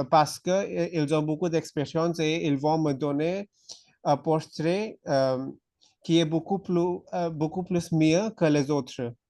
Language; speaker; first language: French; non-native, fluent; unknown